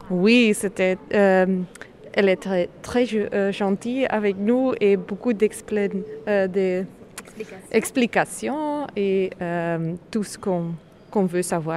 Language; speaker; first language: French; non-native, learner; Italian